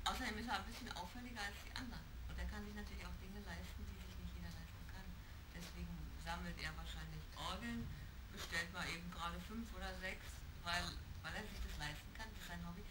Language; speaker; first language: German; native; German